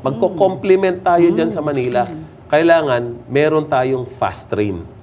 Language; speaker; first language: Filipino; non-native, local second language; Pampanga